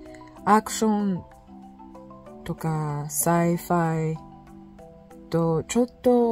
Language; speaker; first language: Japanese; non-native, learner; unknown